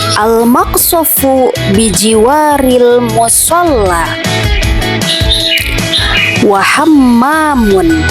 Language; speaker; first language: Arabic; non-native, learner; Indonesian